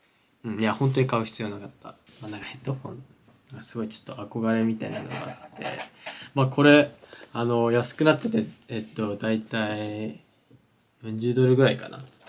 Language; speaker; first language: Japanese; native; Japanese